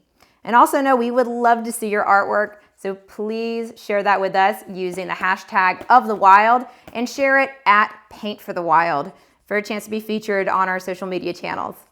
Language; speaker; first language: English; native; English